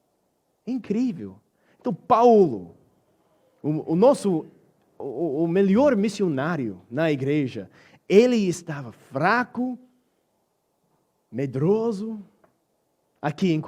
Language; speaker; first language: Portuguese; non-native, fluent; English